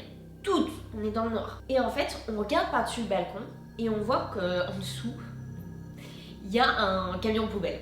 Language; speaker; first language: French; native; French